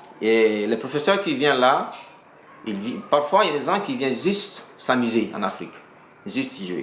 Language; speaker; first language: French; non-native, local second language; Mandingo